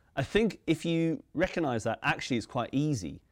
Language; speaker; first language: English; native; English